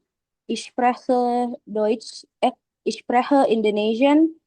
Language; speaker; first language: German; non-native, learner; Indonesian